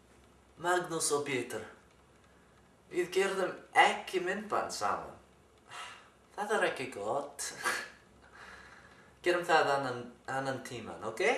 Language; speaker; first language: Icelandic; non-native, learner; English